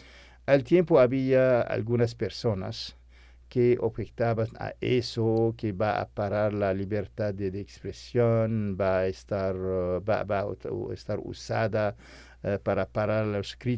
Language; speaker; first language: Spanish; non-native, fluent; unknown